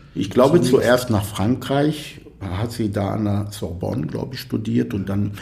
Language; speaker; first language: German; non-native, fluent; Arabic